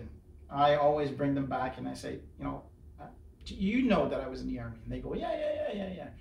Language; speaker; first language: English; native; English